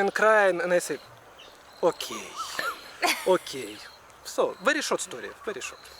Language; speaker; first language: English; non-native, learner; Russian